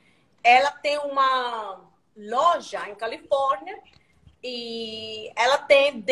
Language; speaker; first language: Portuguese; non-native, learner; Spanish